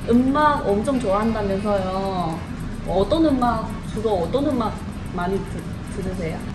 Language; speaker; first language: Korean; non-native, fluent; Vietnamese